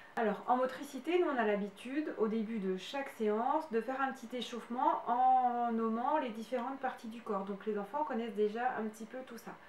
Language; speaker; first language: French; native; French